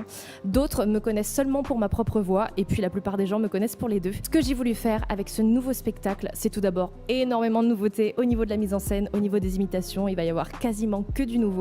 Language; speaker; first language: French; native; French